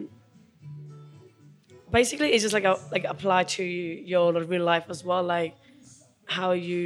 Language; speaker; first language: English; non-native, fluent; Khmer